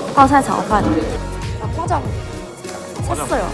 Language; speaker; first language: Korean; non-native, learner; Chinese